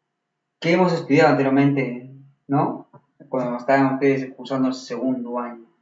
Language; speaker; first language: Spanish; native; Spanish